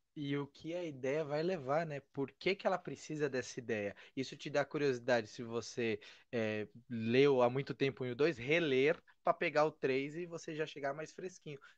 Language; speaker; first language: Portuguese; native; Portuguese